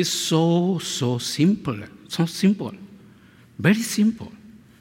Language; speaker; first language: English; non-native, fluent; Spanish